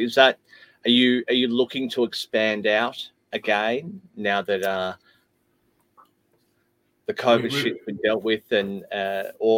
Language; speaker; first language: English; native; English